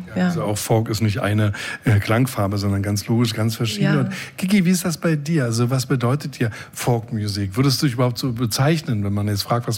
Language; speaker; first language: German; native; German